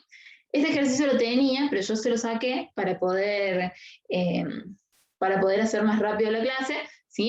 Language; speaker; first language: Spanish; native; Spanish